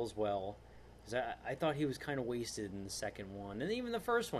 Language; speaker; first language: English; native; English